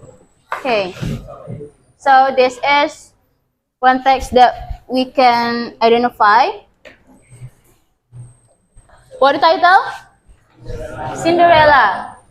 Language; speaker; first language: English; non-native, learner; Indonesian